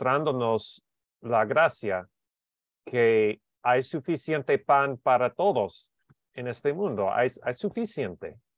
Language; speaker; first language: Spanish; non-native, learner; English